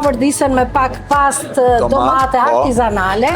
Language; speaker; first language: Albanian; native; Albanian